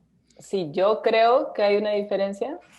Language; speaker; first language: Spanish; non-native, learner; English